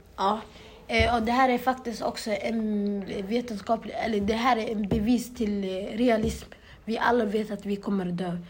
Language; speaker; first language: Swedish; early bilingual, other home language; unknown